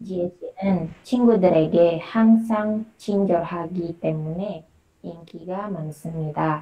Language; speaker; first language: Korean; non-native, learner; Indonesian